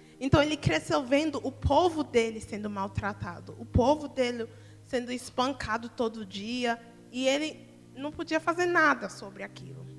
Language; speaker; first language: Portuguese; early bilingual, heritage; Portuguese